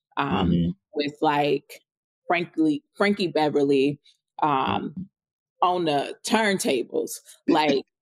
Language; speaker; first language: English; native; English